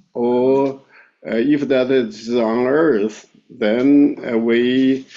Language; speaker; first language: English; non-native, fluent; Chinese